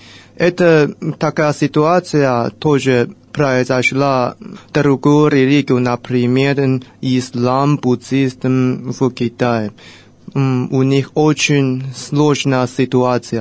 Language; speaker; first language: Russian; non-native, fluent; Chinese